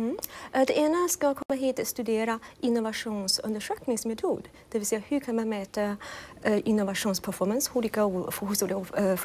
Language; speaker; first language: Swedish; non-native, fluent; Chinese